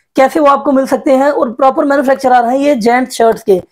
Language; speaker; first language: Hindi; native; Hindi